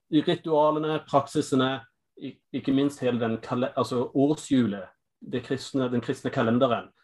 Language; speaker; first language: Norwegian; non-native, fluent; English